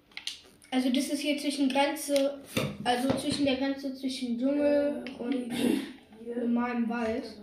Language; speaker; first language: German; native; German